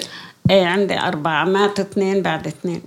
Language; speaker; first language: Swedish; non-native, learner; Arabic